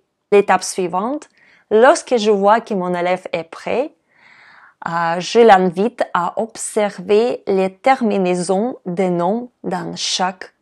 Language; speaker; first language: French; non-native, fluent; Russian